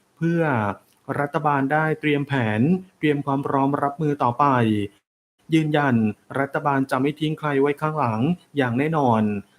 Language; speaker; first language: Thai; native; Thai